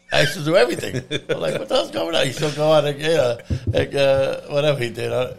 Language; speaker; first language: English; non-native, fluent; Italian